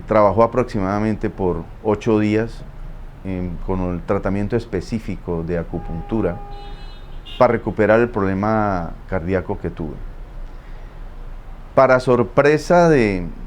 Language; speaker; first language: Spanish; native; Spanish